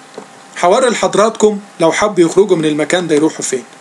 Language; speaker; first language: Arabic; native; Arabic